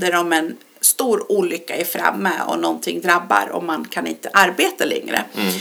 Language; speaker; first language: Swedish; early bilingual, other home language; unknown